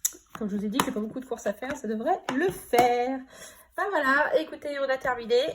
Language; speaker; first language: French; native; French